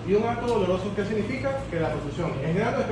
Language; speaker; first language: Spanish; native; Spanish